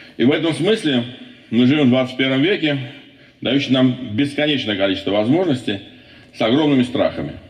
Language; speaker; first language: Russian; non-native, local second language; Armenian